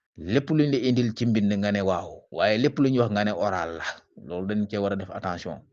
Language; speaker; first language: Wolof; non-native, local second language; Serer